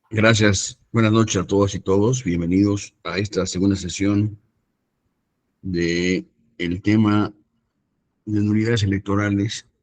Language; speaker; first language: Spanish; native; Spanish